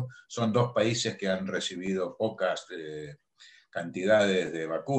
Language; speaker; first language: Spanish; native; Spanish